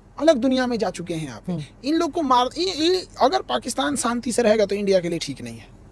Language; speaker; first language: Hindi; native; Hindi